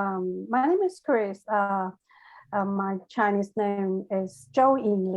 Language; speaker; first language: English; non-native, learner; Chinese